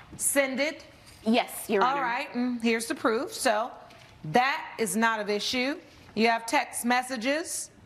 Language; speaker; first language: English; native; English